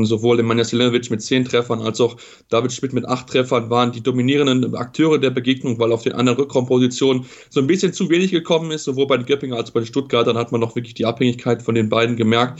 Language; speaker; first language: German; native; German